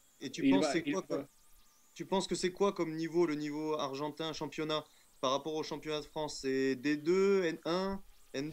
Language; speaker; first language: French; native; French